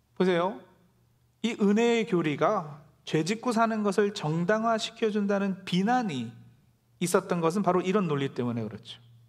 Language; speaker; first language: Korean; native; Korean